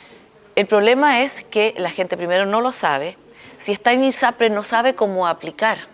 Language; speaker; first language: Spanish; native; Spanish